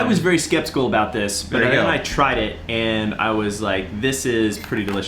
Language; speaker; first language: English; native; English